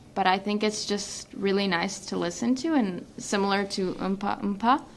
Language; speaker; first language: English; native; English